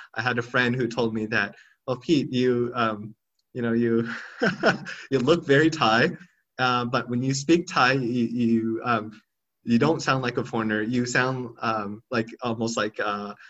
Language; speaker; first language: English; native; English